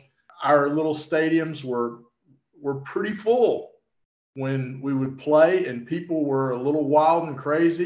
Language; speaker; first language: English; native; English